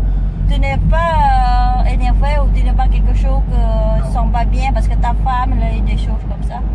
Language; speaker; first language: French; non-native, learner; Vietnamese